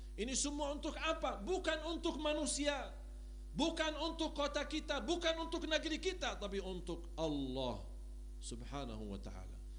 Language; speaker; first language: Indonesian; non-native, fluent; Arabic